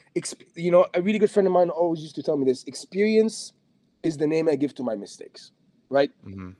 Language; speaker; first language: English; non-native, fluent; Arabic